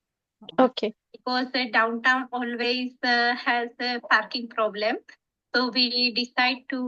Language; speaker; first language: English; non-native, learner; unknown